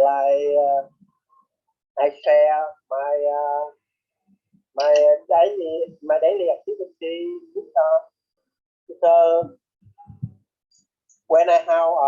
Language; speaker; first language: English; non-native, learner; Vietnamese